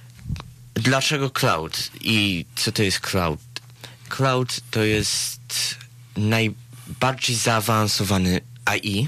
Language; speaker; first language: Polish; early bilingual, other home language; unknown